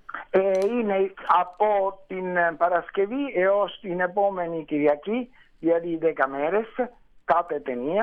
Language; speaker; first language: Greek; non-native, learner; Italian